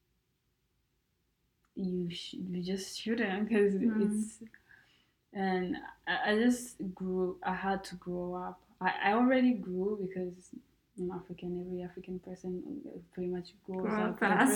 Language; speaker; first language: English; non-native, local second language; Kinyarwanda